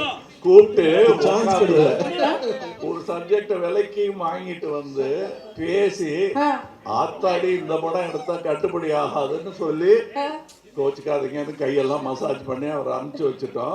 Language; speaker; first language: Tamil; native; Tamil